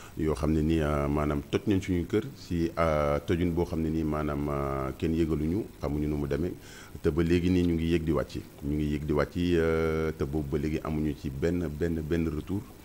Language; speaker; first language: Wolof; native; Wolof